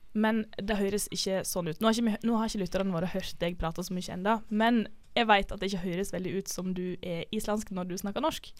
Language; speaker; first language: Norwegian; native; Norwegian